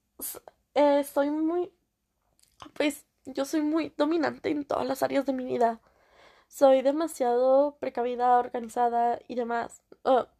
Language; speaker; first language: Spanish; early bilingual, heritage; Spanish